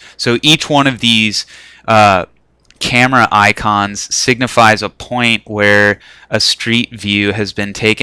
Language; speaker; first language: English; native; English